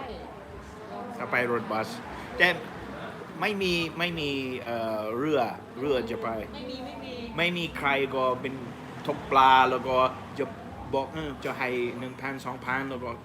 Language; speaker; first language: Thai; non-native, learner; English